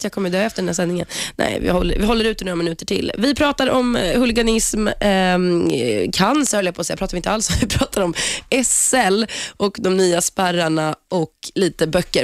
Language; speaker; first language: Swedish; native; Swedish